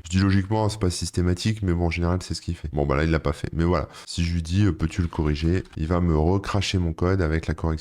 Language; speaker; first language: French; native; French